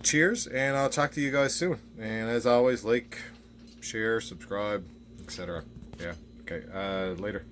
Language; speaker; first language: English; native; English